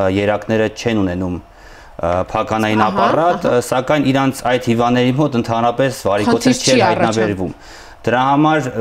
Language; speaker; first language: Armenian; native; Armenian